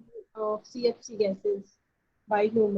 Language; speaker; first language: English; non-native, learner; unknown